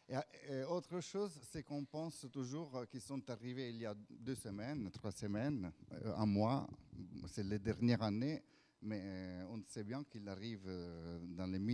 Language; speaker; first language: French; non-native, fluent; Italian